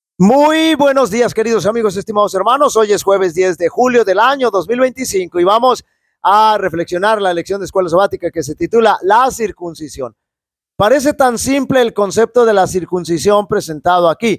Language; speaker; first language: Spanish; native; Spanish